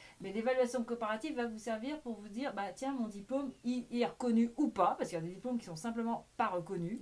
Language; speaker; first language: French; native; French